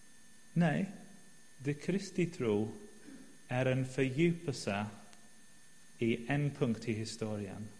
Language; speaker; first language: Swedish; non-native, fluent; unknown